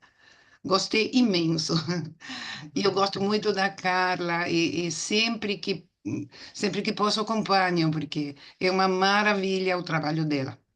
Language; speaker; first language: Portuguese; non-native, fluent; Spanish